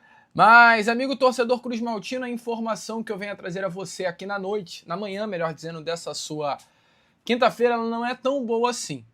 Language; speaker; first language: Portuguese; native; Portuguese